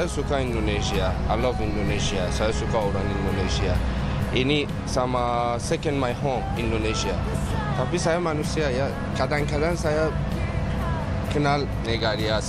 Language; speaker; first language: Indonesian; non-native, learner; Persian